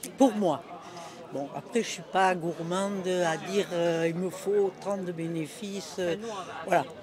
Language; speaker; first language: French; native; French